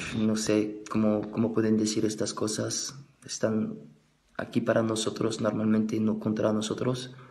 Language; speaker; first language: Spanish; non-native, fluent; French